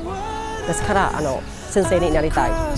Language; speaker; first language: Japanese; non-native, learner; Khmer